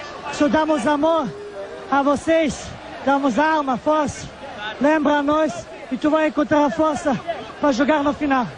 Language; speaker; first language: Portuguese; non-native, fluent; Serbian